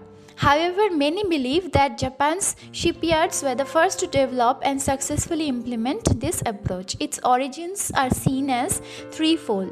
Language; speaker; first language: English; non-native, local second language; Bangla